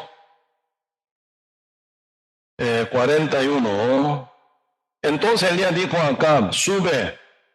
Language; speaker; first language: Spanish; non-native, learner; Korean